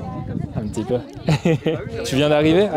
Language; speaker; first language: French; native; French